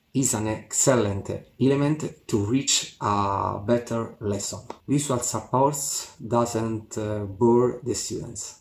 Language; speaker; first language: English; non-native, learner; Italian